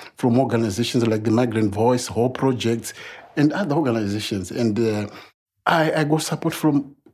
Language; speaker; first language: English; non-native, local second language; Shona